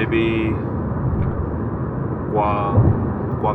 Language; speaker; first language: English; non-native, learner; Chinese